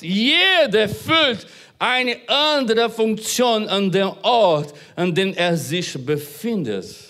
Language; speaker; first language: German; non-native, fluent; Portuguese